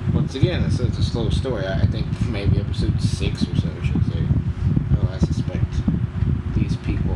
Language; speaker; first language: English; native; English